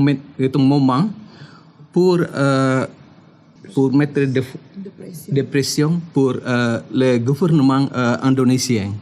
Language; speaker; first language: French; non-native, fluent; Indonesian